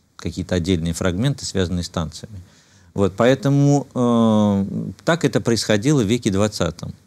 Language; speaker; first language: Russian; native; Russian